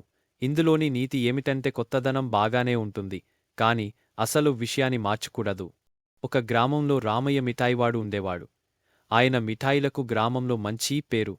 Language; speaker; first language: Telugu; native; Telugu